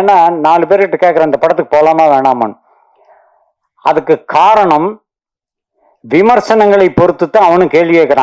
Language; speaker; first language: Tamil; native; Tamil